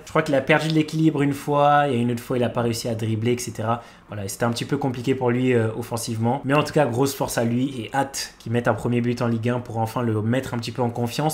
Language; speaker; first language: French; native; French